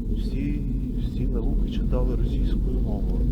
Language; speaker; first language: Ukrainian; non-native, local second language; Russian